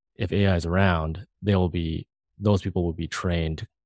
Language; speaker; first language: English; early bilingual, other home language; Filipino